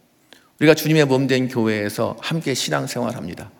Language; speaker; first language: Korean; native; Korean